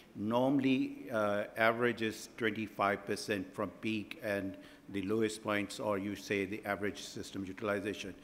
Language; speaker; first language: English; non-native, local second language; Urdu